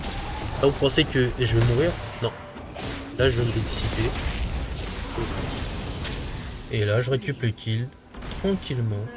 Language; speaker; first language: French; native; French